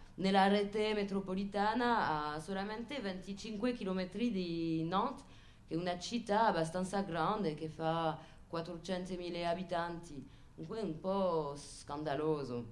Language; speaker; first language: Italian; non-native, fluent; French